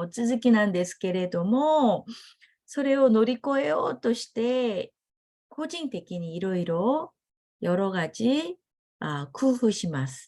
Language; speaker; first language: Japanese; non-native, fluent; Korean